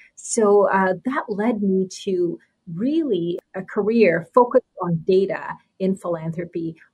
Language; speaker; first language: English; native; English